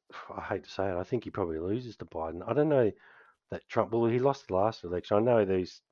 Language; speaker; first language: English; native; English